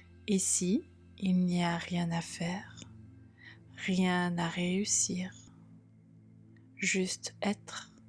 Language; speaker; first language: French; native; French